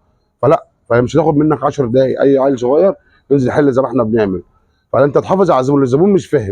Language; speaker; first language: Arabic; native; Arabic